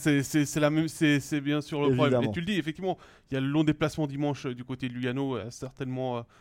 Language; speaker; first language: French; native; French